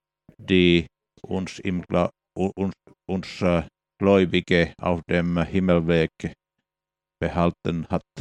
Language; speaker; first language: German; non-native, fluent; Finnish